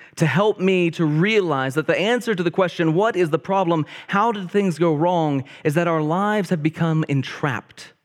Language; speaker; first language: English; native; English